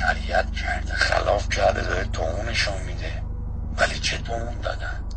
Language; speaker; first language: Persian; native; Persian